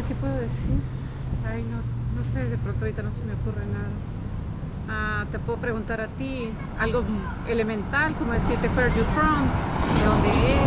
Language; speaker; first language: Spanish; native; Spanish